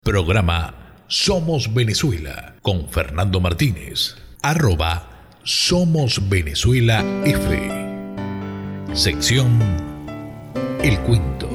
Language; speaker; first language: Spanish; native; Spanish